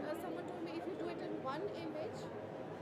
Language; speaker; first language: English; non-native, fluent; Persian